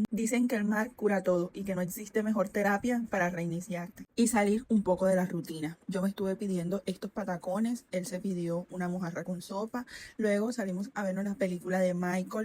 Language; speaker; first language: Spanish; native; Spanish